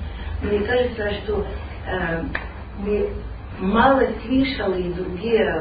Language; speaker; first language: Russian; non-native, learner; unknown